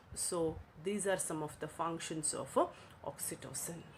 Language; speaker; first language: English; non-native, local second language; Kannada